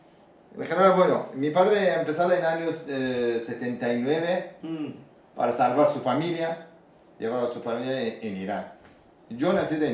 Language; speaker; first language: Spanish; non-native, learner; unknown